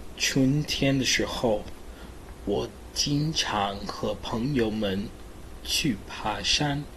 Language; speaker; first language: Chinese; non-native, learner; English